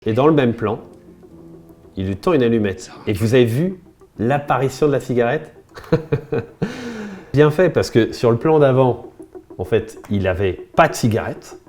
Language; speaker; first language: French; native; French